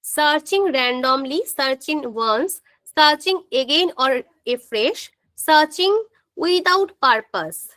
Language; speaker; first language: English; non-native, local second language; Bangla